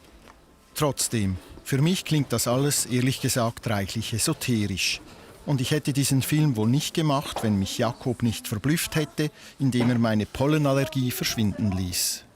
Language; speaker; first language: German; native; German